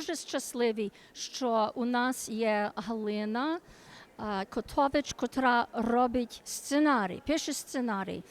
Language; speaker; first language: Ukrainian; early bilingual, heritage; Ukrainian